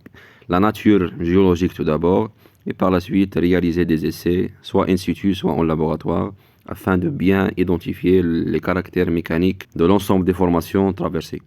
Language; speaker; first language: French; non-native, local second language; Arabic